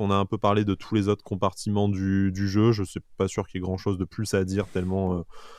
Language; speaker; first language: French; native; French